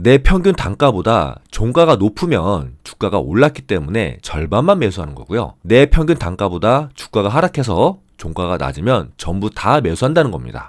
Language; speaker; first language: Korean; native; Korean